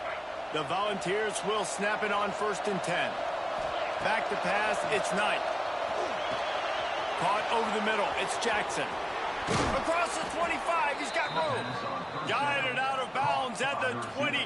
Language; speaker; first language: English; native; English